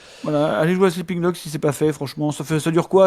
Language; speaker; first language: French; native; French